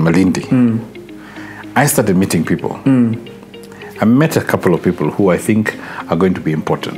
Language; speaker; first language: English; non-native, local second language; Swahili